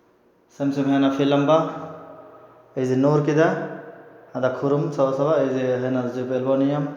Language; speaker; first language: Arabic; non-native, learner; Bangla